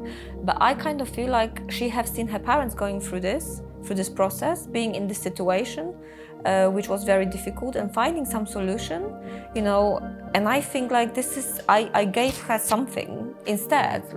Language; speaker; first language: English; non-native, fluent; Polish